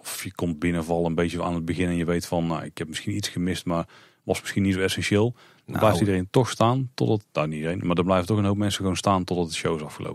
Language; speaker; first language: Dutch; native; Dutch